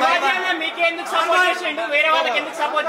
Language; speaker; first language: Telugu; native; Telugu